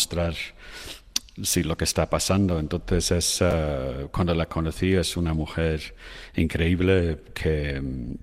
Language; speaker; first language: Spanish; non-native, fluent; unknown